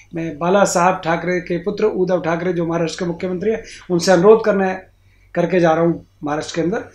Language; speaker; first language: Hindi; native; Hindi